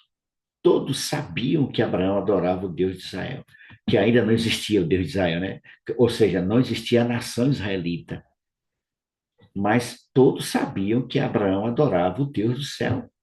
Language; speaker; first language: Portuguese; native; Portuguese